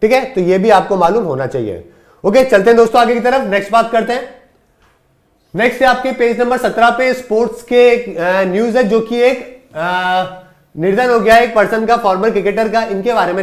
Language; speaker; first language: Hindi; native; Hindi